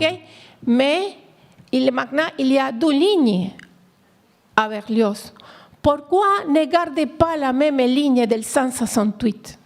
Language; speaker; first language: French; non-native, learner; Spanish